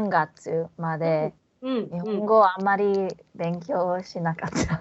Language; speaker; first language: Japanese; non-native, fluent; English